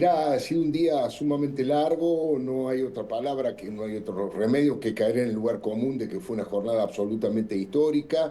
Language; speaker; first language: Spanish; native; Spanish